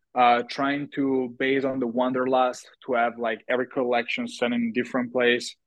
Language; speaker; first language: English; non-native, fluent; Italian